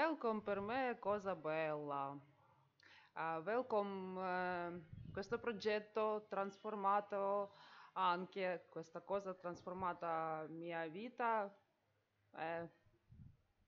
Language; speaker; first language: Italian; non-native, learner; Ukrainian